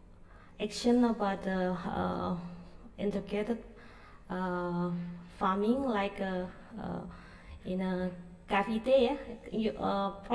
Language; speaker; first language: English; non-native, learner; Indonesian